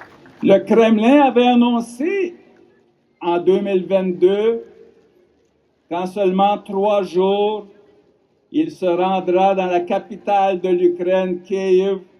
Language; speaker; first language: French; non-native, local second language; Ukrainian